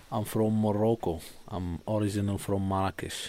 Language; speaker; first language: English; non-native, learner; Arabic